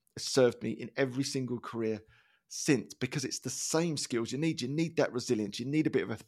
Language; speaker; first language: English; native; English